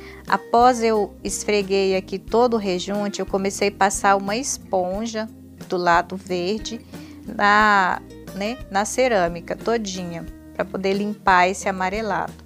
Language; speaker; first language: Portuguese; native; Portuguese